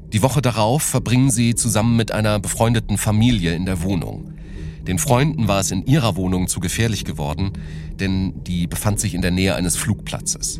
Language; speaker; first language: German; native; German